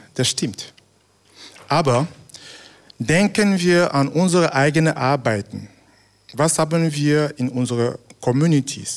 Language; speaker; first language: German; non-native, fluent; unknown